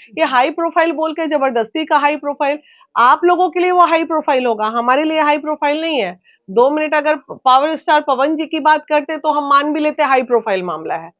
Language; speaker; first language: Hindi; native; Hindi